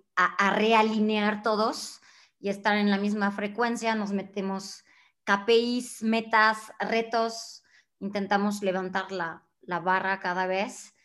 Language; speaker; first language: Spanish; non-native, fluent; French